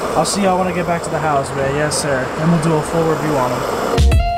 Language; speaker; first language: English; native; English